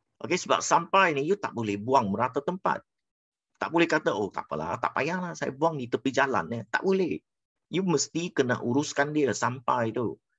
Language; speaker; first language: Malay; non-native, local second language; Chinese